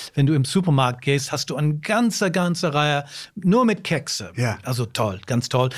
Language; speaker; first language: German; non-native, fluent; English